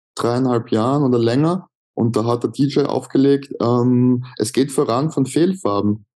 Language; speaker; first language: German; native; German